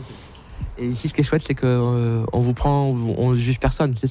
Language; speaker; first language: French; native; French